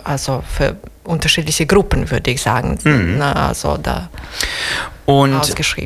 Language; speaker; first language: German; non-native, fluent; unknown